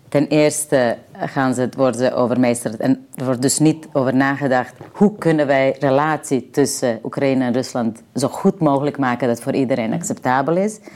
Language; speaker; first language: Dutch; non-native, fluent; Serbian